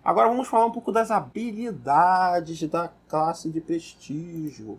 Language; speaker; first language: Portuguese; native; Portuguese